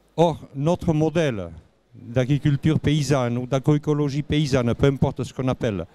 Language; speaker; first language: French; native; French